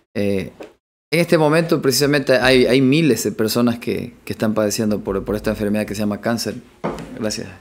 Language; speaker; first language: Spanish; native; Spanish